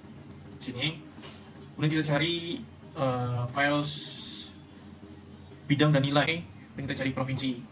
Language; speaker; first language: Indonesian; native; Indonesian